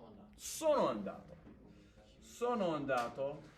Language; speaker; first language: Italian; non-native, fluent; English